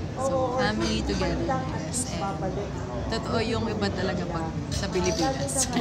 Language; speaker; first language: Filipino; native; Filipino